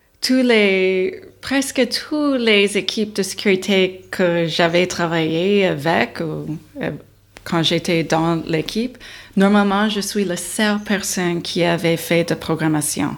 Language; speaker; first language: French; non-native, learner; English